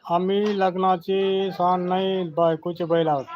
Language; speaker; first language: Hindi; non-native, local second language; Marathi